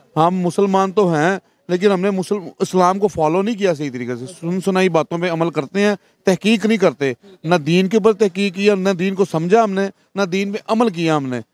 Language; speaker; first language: Urdu; non-native, local second language; Punjabi